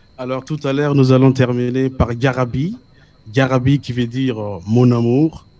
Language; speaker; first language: French; non-native, local second language; Mossi